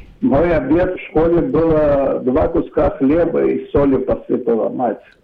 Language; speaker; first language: Russian; non-native, local second language; Polish